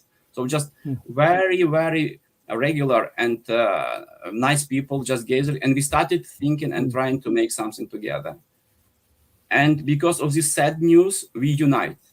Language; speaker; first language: English; non-native, fluent; Ukrainian